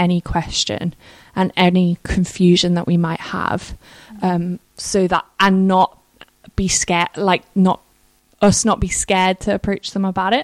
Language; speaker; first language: English; native; English